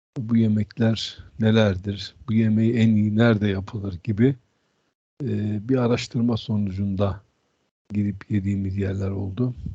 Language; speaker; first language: Turkish; native; Turkish